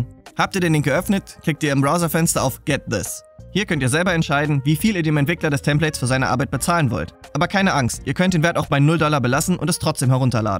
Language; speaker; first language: German; native; German